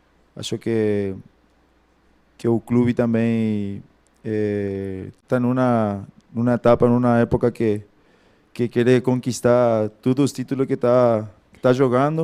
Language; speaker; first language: Portuguese; non-native, fluent; Spanish